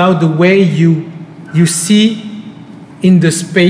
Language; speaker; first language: English; non-native, fluent; French